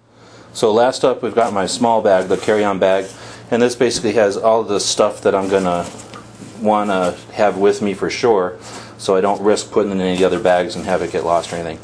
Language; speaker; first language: English; native; English